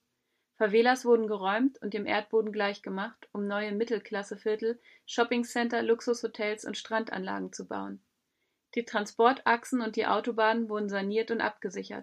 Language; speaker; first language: German; native; German